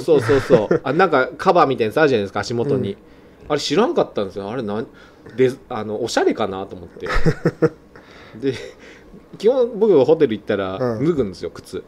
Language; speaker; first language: Japanese; native; Japanese